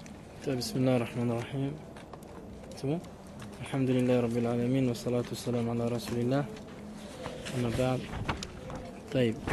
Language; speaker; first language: Arabic; early bilingual, heritage; Arabic